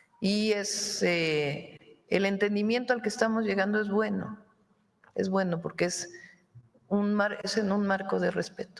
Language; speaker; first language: Spanish; native; Spanish